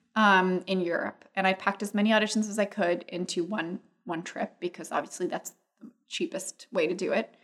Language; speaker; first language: English; non-native, fluent; Spanish